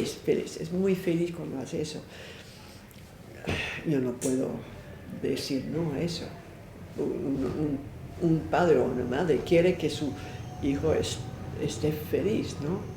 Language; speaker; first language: Spanish; non-native, fluent; English